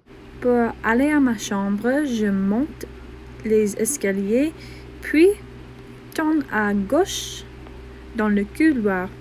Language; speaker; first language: French; non-native, learner; English